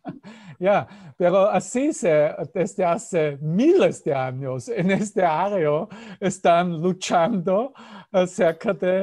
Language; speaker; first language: Spanish; non-native, fluent; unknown